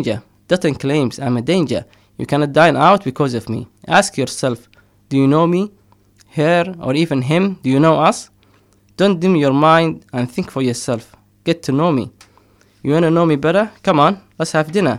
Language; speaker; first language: English; non-native, fluent; Somali